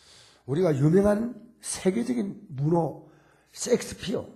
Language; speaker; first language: Korean; native; Korean